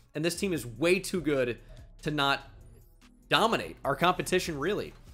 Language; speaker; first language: English; native; English